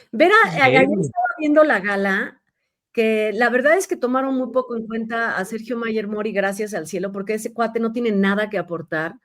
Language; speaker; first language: Spanish; native; Spanish